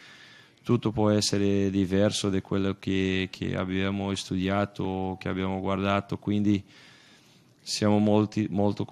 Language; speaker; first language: Italian; non-native, fluent; Portuguese